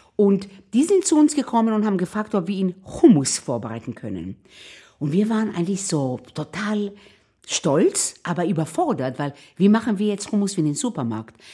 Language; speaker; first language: German; non-native, fluent; Hebrew